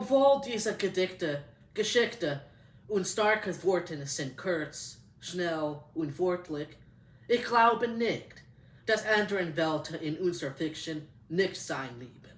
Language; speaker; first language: German; non-native, learner; English